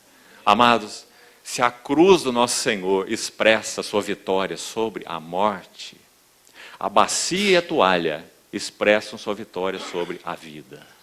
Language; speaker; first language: Portuguese; native; Portuguese